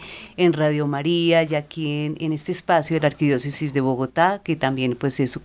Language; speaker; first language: Spanish; native; Spanish